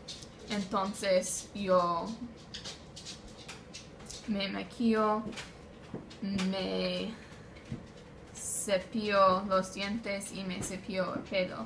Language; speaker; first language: Spanish; non-native, learner; English